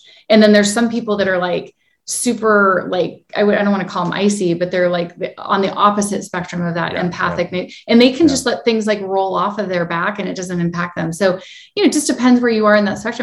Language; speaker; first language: English; native; English